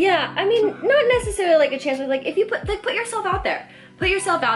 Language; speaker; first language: English; native; English